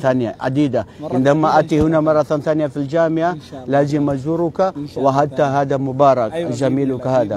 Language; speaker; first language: Arabic; non-native, fluent; Maranao